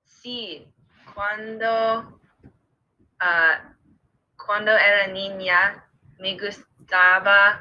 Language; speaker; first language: Spanish; non-native, learner; English